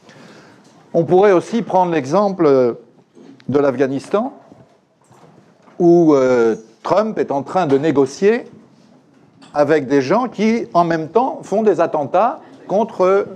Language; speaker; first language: French; native; French